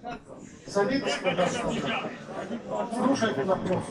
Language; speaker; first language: Russian; non-native, learner; Tajik